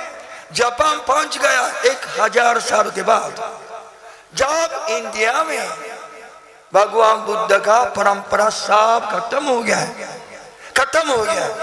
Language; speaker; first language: Hindi; non-native, learner; Japanese